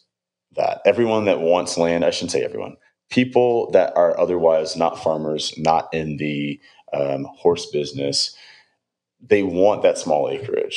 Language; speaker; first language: English; native; English